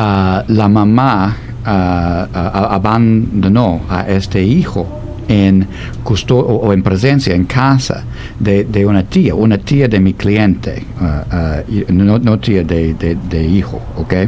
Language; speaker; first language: Spanish; non-native, fluent; English